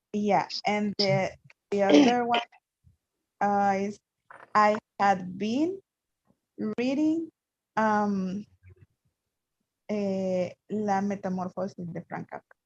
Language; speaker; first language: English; non-native, learner; Spanish